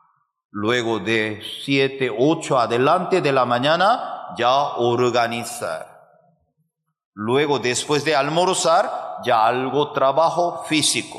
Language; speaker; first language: Spanish; non-native, fluent; Korean